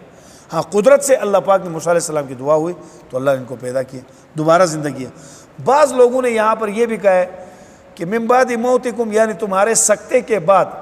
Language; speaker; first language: Urdu; native; Urdu